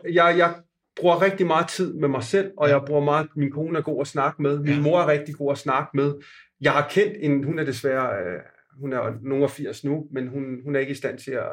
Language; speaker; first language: Danish; non-native, fluent; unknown